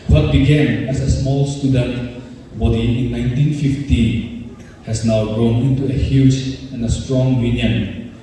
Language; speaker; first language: English; non-native, local second language; Nepali